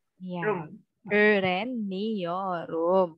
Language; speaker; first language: Turkish; non-native, learner; Indonesian